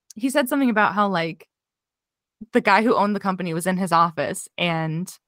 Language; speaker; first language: English; native; English